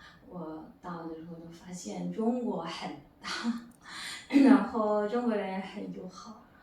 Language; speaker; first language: Chinese; non-native, fluent; Malagasy